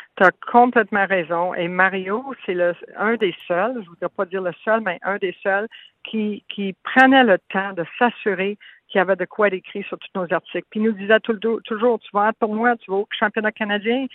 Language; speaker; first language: French; native; French